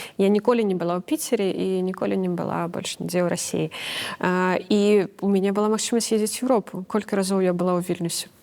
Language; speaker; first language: Belarusian; non-native, local second language; Russian